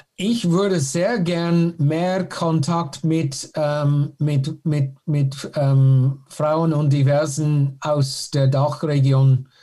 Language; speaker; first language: German; non-native, fluent; English